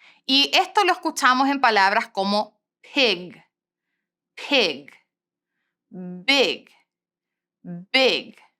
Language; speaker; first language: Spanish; non-native, fluent; English